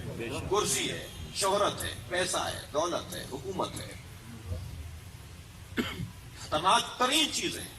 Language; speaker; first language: Urdu; native; Urdu